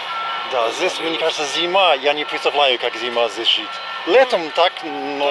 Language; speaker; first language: Russian; non-native, learner; English